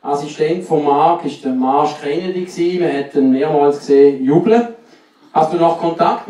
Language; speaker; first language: German; native; German